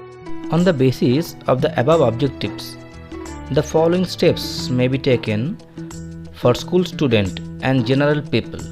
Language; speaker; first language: English; non-native, local second language; Bangla